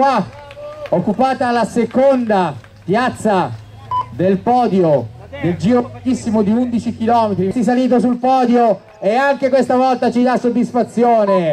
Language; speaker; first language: Italian; native; Italian